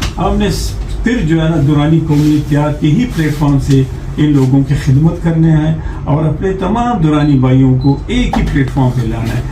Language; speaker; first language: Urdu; non-native, local second language; Pashto